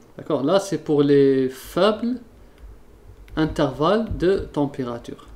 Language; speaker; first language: French; non-native, local second language; Arabic